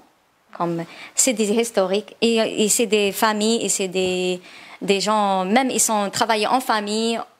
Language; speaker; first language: French; non-native, learner; Chinese